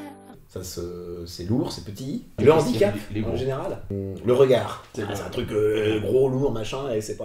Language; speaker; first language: French; native; French